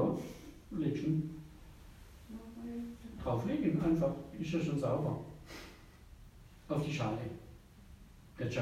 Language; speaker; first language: German; native; German